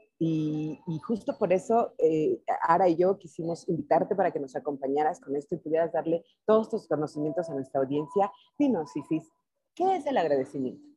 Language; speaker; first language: Spanish; native; Spanish